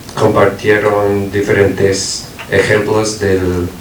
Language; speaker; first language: Spanish; non-native, fluent; English